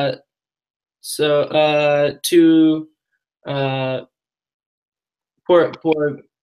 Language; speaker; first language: Spanish; non-native, learner; English